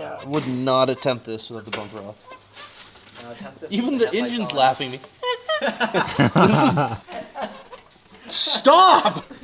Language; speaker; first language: English; native; English